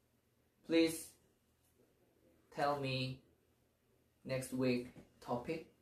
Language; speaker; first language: English; non-native, learner; Korean